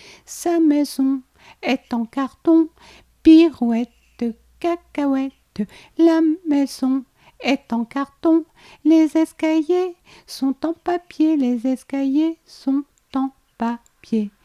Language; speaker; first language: French; native; French